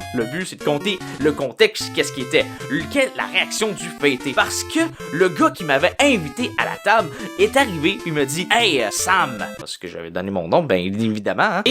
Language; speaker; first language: French; native; French